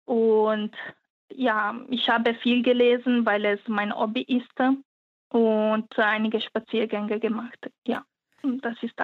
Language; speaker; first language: German; non-native, learner; Italian